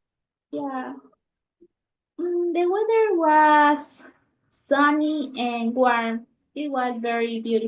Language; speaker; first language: English; non-native, learner; Spanish